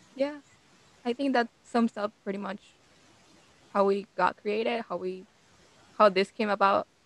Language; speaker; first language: English; non-native, fluent; Spanish